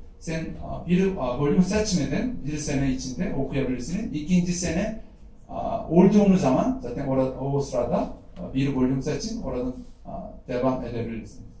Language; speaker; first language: Turkish; non-native, fluent; Korean